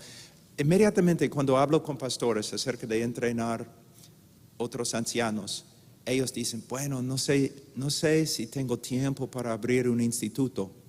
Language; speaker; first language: Spanish; non-native, fluent; English